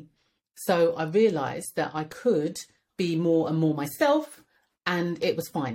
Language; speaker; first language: English; native; English